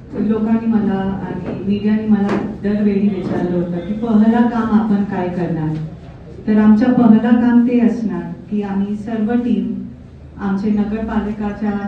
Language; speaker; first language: Marathi; non-native, learner; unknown